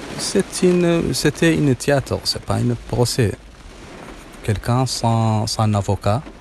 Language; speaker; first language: French; non-native, learner; Arabic